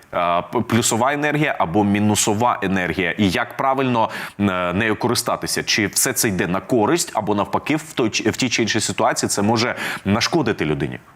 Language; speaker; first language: Ukrainian; native; Ukrainian